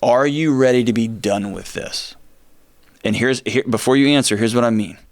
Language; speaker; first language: English; native; English